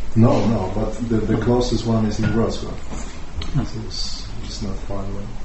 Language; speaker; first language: English; non-native, fluent; Polish